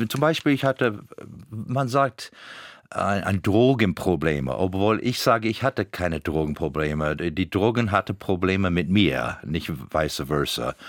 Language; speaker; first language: German; non-native, fluent; English